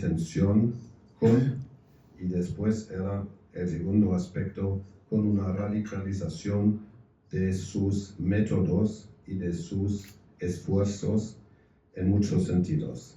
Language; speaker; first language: Spanish; non-native, fluent; German